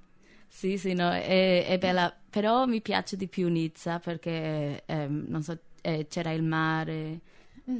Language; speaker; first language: Italian; non-native, fluent; English